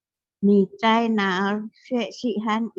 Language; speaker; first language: Chinese; non-native, learner; Indonesian